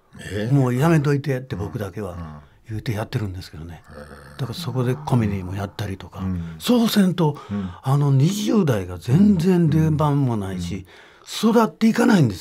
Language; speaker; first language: Japanese; native; Japanese